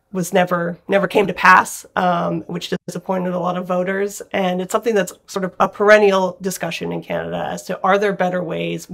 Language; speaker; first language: English; native; English